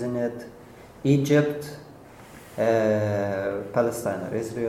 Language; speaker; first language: English; non-native, fluent; Arabic